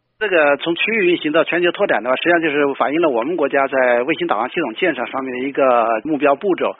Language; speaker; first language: Chinese; native; Chinese